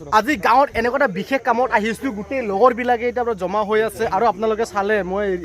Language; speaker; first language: Assamese; non-native, local second language; Karbi